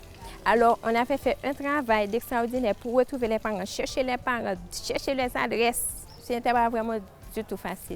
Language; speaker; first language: French; non-native, local second language; Haitian Creole